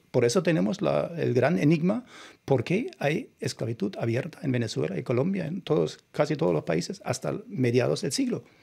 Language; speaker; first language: Spanish; non-native, fluent; German